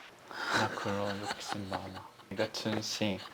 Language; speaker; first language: Korean; non-native, learner; Japanese